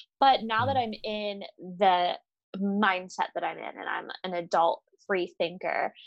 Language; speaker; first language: English; native; English